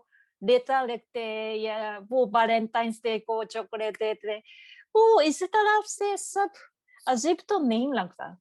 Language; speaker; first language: Hindi; non-native, learner; Japanese